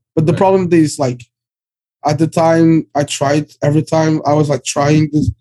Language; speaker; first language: English; early bilingual, other home language; Portuguese